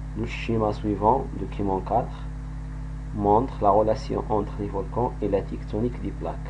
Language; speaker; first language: French; non-native, local second language; Arabic